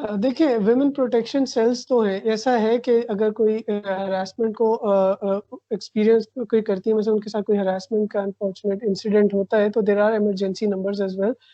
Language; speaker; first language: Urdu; non-native, local second language; Punjabi